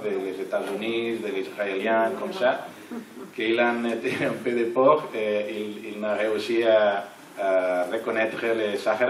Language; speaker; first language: French; non-native, learner; Catalan